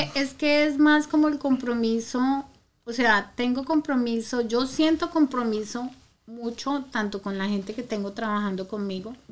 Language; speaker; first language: Spanish; native; Spanish